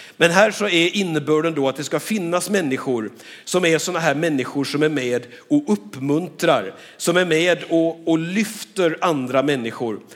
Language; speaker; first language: Swedish; native; Swedish